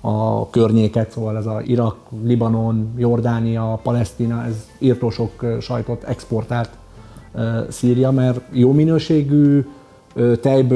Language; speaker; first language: Hungarian; early bilingual, other home language; Arabic